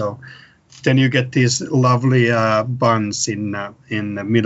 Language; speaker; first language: English; non-native, fluent; Finnish